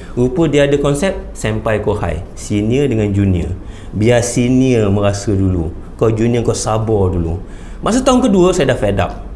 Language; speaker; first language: Malay; native; Malay